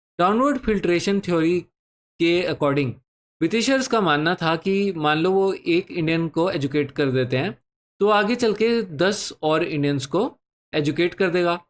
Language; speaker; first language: Hindi; native; Hindi